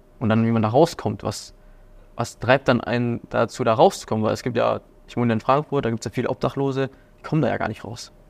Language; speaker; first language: German; early bilingual, other home language; Vietnamese